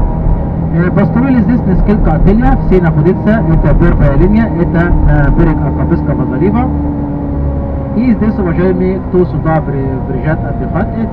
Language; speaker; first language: Russian; non-native, learner; Arabic